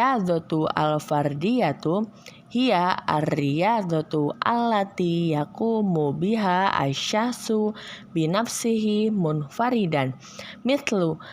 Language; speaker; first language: Arabic; non-native, learner; Indonesian